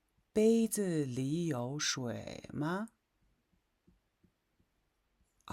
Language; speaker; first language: Chinese; non-native, fluent; Mongolian